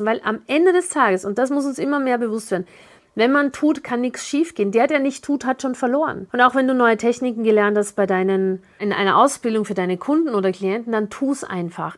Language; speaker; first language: German; native; German